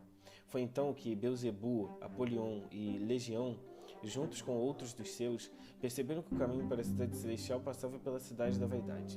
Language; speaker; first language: Portuguese; native; Portuguese